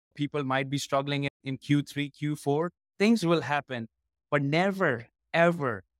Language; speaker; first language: English; non-native, local second language; Hindi